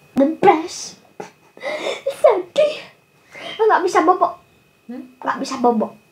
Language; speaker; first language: Indonesian; early bilingual, heritage; Spanish